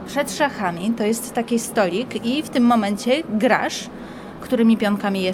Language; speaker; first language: Polish; native; Polish